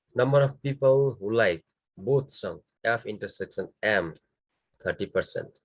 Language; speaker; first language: English; non-native, local second language; Nepali